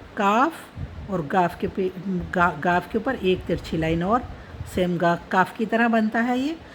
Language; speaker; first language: Hindi; native; Hindi